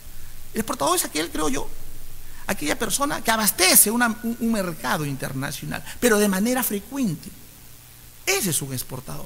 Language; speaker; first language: Spanish; native; Spanish